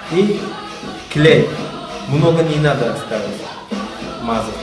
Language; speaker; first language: Russian; non-native, fluent; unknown